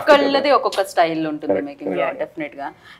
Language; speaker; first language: Telugu; native; Telugu